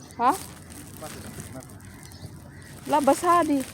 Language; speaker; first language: Arabic; non-native, learner; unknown